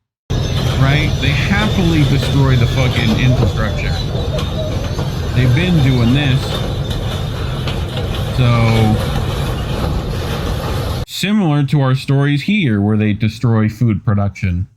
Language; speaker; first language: English; native; English